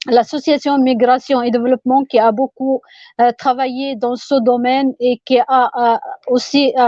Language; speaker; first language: French; non-native, local second language; Arabic